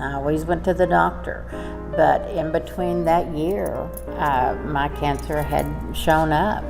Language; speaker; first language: English; native; English